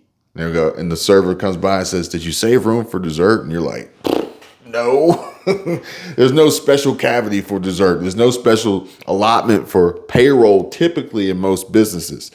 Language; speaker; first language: English; native; English